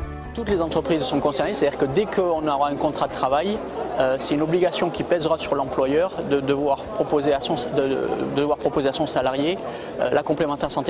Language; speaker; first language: French; native; French